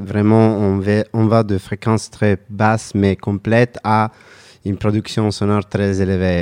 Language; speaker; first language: French; non-native, fluent; Italian